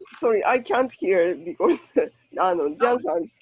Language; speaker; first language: English; non-native, learner; Japanese